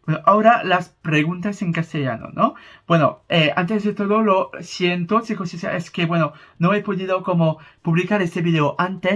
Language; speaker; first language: Spanish; non-native, fluent; French